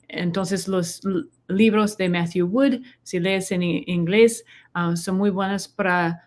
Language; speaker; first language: Spanish; non-native, learner; English